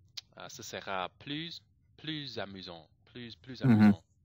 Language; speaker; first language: French; non-native, learner; English